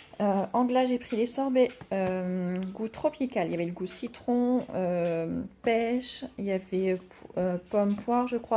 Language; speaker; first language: French; native; French